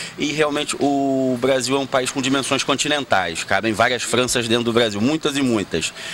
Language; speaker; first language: Portuguese; native; Portuguese